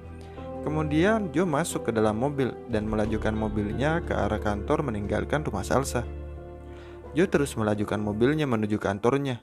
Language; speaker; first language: Indonesian; native; Indonesian